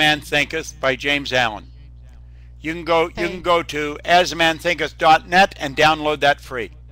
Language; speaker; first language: English; native; English